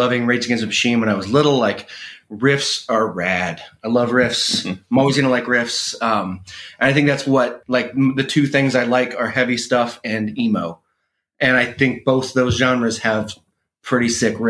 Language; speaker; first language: English; native; English